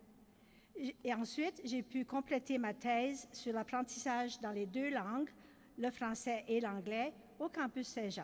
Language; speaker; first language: French; native; French